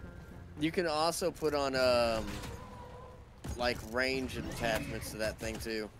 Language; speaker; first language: English; native; English